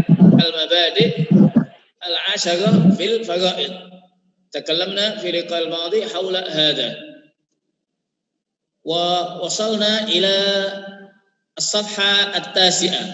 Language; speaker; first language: Arabic; non-native, fluent; Indonesian